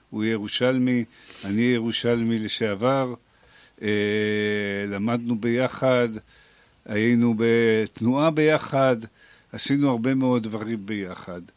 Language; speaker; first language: Hebrew; native; Hebrew